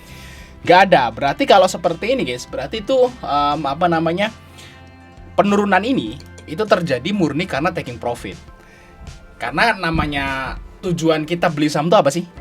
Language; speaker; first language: Indonesian; native; Indonesian